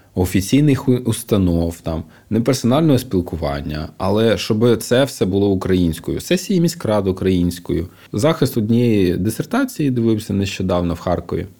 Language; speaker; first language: Ukrainian; non-native, local second language; Russian